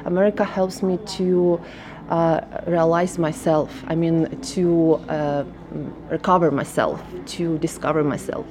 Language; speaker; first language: English; non-native, fluent; Russian